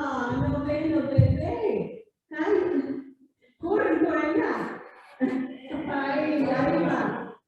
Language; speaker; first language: Spanish; non-native, fluent; English